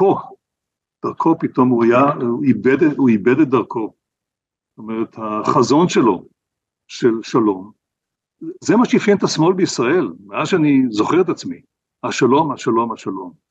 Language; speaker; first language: Hebrew; native; Hebrew